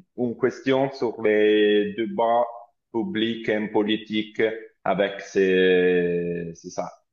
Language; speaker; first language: French; non-native, learner; Italian